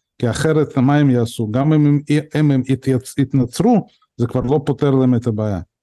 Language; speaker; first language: Hebrew; early bilingual, other home language; Russian